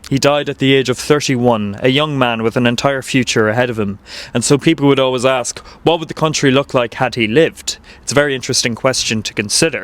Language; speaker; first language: English; native; English